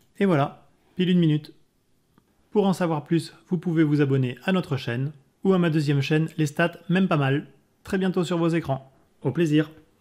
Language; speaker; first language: French; native; French